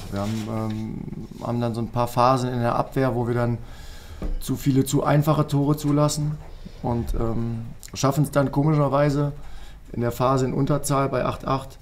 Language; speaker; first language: German; native; German